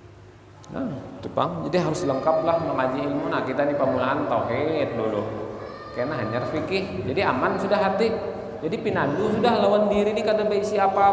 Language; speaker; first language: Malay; non-native, local second language; Banjar